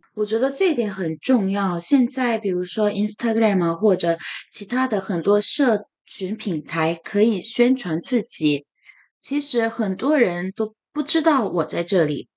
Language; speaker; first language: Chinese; non-native, fluent; Korean